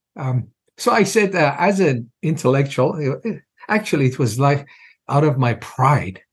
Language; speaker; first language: English; non-native, fluent; Persian